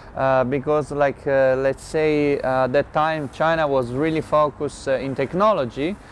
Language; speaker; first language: English; non-native, learner; Italian